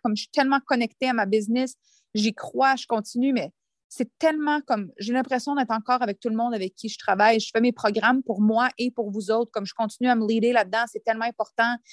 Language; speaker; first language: French; native; French